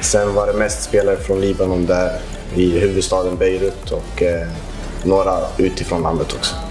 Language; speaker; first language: Swedish; early bilingual, other home language; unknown